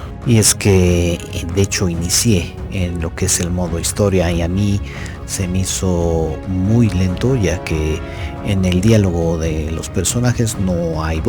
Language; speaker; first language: Spanish; native; Spanish